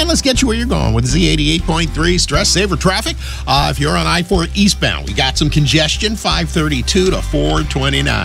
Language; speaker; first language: English; native; English